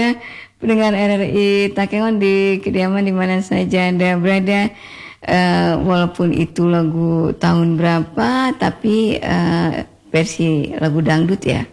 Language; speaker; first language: Indonesian; native; Indonesian